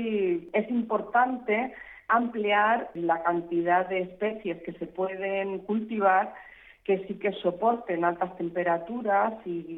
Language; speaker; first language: Spanish; native; Spanish